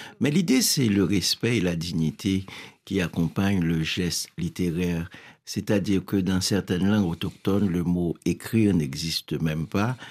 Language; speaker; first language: French; non-native, local second language; Haitian Creole